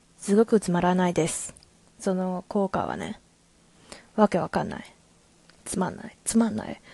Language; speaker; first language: Japanese; non-native, learner; Chinese